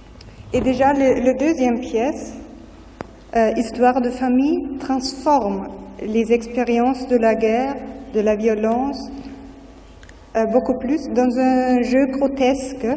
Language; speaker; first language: French; non-native, fluent; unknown